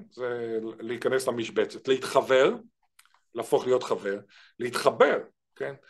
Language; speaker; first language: Hebrew; native; Hebrew